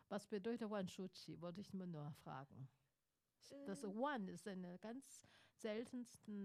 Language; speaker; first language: German; non-native, fluent; Chinese